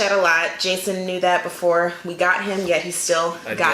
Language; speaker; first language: English; native; English